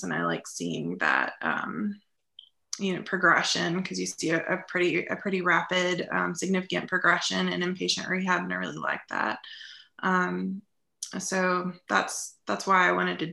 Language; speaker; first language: English; native; English